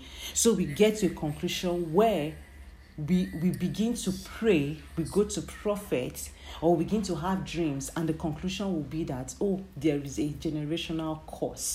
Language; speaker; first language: English; non-native, local second language; Yoruba